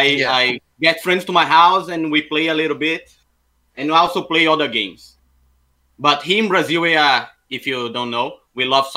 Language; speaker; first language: English; non-native, fluent; Portuguese